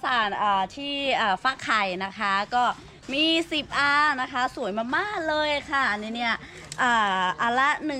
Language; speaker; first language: Thai; non-native, local second language; Lahu